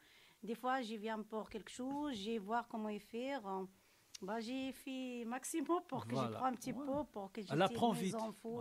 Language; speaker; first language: French; non-native, local second language; Arabic